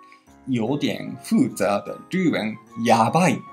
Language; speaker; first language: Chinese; non-native, fluent; Japanese